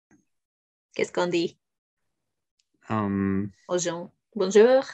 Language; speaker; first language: French; non-native, fluent; Bulgarian